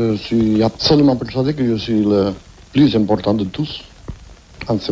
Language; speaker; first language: French; non-native, fluent; Catalan